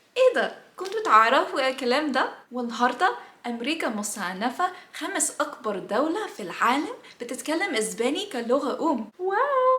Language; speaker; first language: Egyptian Arabic; non-native, learner; English